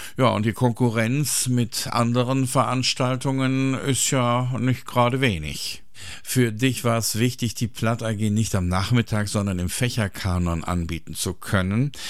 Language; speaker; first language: German; native; German